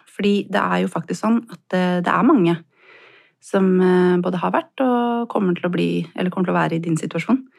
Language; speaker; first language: Norwegian; native; Norwegian